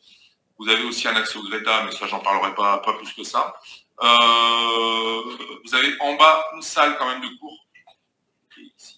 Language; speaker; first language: French; native; French